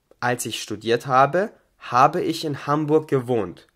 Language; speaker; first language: German; non-native, fluent; Albanian